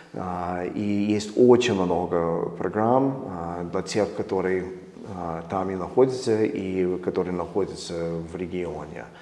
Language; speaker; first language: Russian; non-native, fluent; English